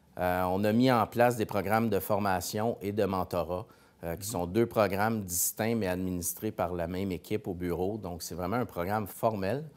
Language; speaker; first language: French; native; French